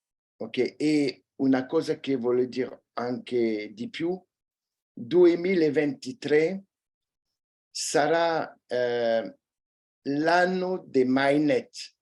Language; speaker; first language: Italian; early bilingual, heritage; French